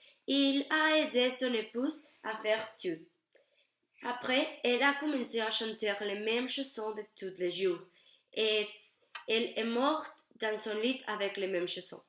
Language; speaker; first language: French; non-native, learner; Spanish